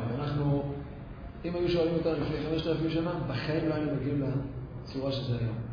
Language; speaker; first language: Hebrew; native; Hebrew